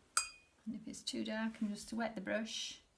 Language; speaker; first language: English; native; English